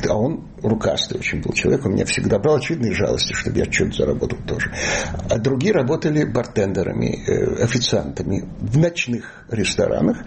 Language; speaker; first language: Russian; native; Russian